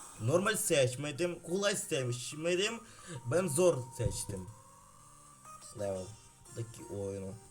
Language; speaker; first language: Turkish; non-native, learner; Ukrainian